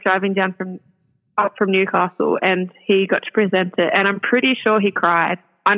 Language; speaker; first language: English; native; English